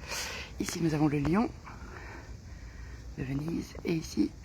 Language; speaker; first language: French; native; French